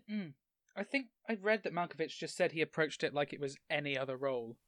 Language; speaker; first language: English; native; English